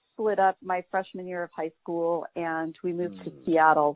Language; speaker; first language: English; native; English